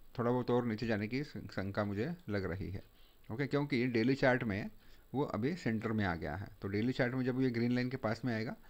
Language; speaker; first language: Hindi; non-native, local second language; Marathi